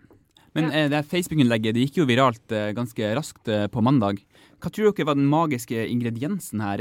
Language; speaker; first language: Norwegian; native; Norwegian